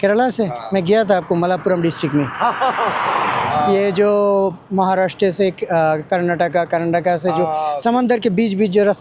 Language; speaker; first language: Hindi; non-native, learner; Bangla